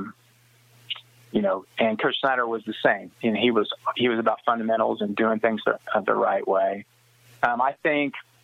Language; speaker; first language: English; native; English